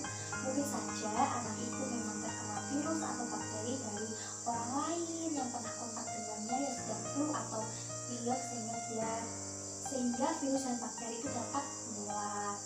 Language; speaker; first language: Indonesian; native; Indonesian